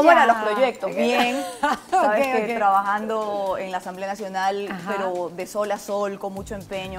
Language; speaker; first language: Spanish; native; Spanish